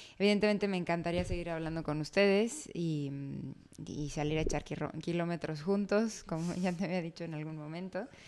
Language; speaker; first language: Spanish; native; Spanish